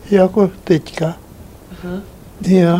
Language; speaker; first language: Czech; early bilingual, heritage; Czech